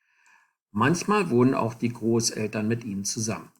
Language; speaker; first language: German; non-native, fluent; English